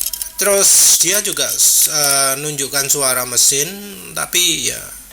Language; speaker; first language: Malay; non-native, local second language; Javanese